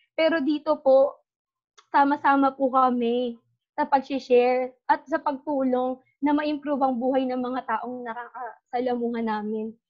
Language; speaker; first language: Filipino; native; Filipino